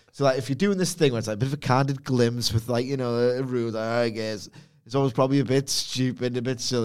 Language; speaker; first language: English; native; English